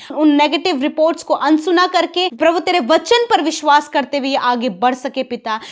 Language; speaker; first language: Hindi; native; Hindi